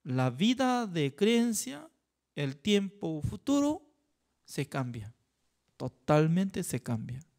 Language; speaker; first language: Spanish; non-native, fluent; Korean